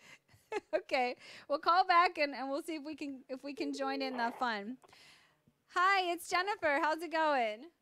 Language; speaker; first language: English; native; English